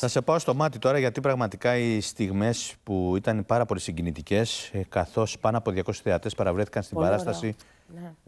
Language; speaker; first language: Greek; native; Greek